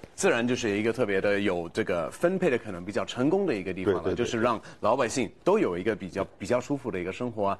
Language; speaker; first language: Chinese; non-native, fluent; English